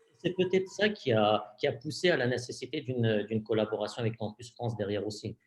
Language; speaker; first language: French; native; French